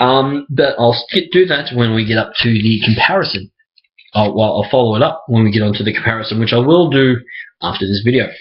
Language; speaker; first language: English; native; English